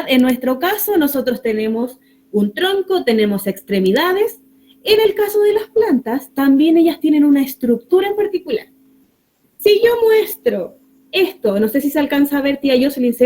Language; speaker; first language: Spanish; native; Spanish